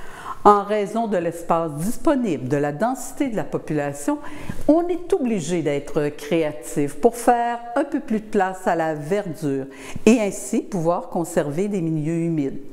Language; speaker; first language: French; native; French